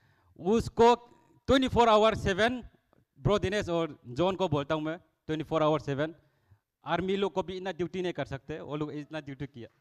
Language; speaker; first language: Hindi; non-native, local second language; Kok Borok